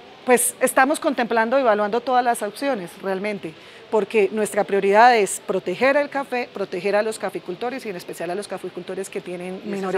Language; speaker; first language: Spanish; native; Spanish